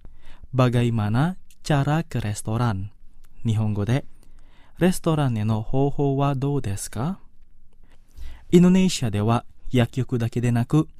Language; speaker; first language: Japanese; non-native, fluent; Indonesian